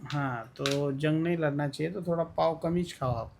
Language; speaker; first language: Hindi; non-native, local second language; Marathi